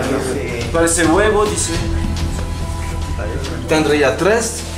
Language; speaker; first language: Spanish; non-native, fluent; French